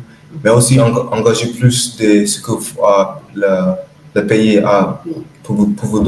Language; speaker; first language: French; non-native, learner; English